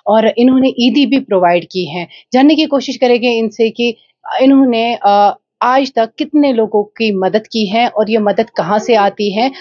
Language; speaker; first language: Hindi; non-native, local second language; Kashmiri